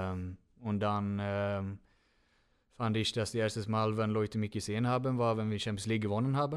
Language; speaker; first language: German; non-native, fluent; Swedish